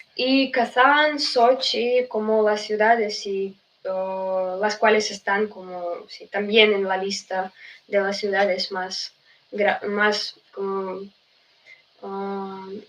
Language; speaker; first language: Spanish; non-native, fluent; Russian